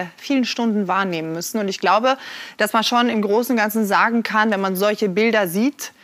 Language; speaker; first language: German; non-native, fluent; Norwegian